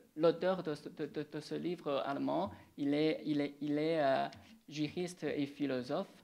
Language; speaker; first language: French; non-native, fluent; Chinese